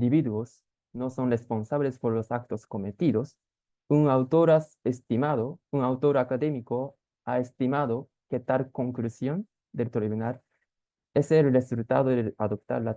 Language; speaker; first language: Spanish; non-native, fluent; Japanese